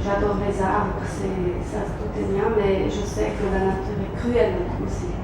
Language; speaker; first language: French; non-native, local second language; German